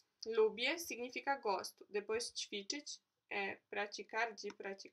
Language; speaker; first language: Portuguese; non-native, fluent; Polish